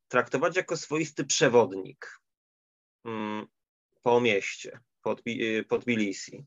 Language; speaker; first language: Polish; native; Polish